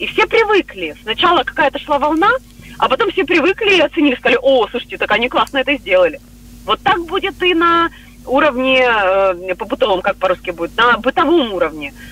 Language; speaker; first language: Russian; native; Russian